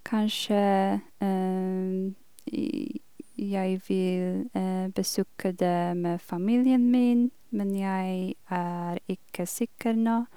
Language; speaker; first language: Norwegian; non-native, learner; Polish